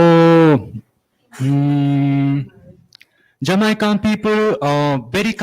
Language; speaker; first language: English; non-native, learner; Japanese